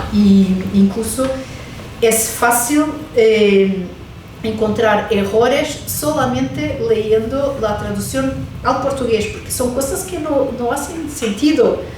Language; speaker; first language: Spanish; non-native, fluent; Portuguese